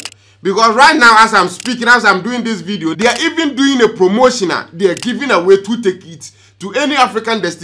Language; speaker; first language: English; non-native, local second language; Akan